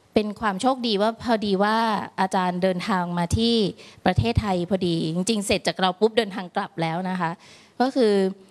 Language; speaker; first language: Thai; native; Thai